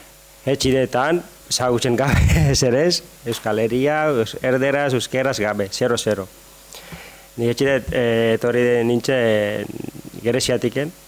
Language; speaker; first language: Basque; non-native, learner; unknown